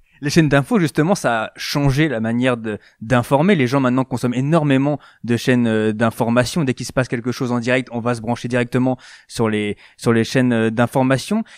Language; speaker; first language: French; native; French